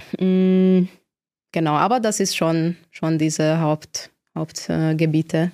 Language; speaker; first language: German; non-native, fluent; Hungarian